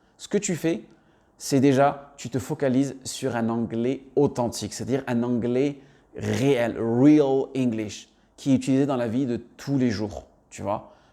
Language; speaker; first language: French; native; French